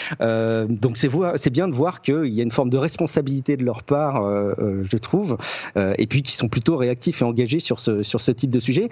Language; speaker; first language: French; native; French